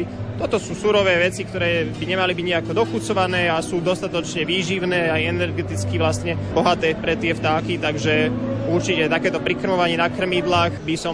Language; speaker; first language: Slovak; native; Slovak